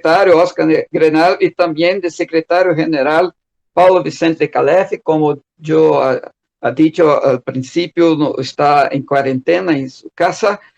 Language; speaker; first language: Spanish; non-native, fluent; Portuguese